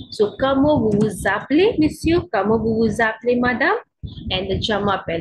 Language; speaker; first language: French; non-native, learner; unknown